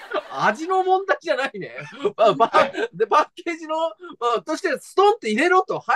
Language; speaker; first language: Japanese; native; Japanese